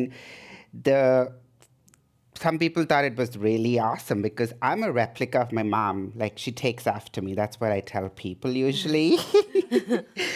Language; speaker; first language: English; non-native, local second language; Tamil